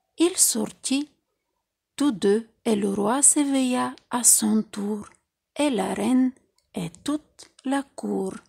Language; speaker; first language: French; non-native, fluent; Bulgarian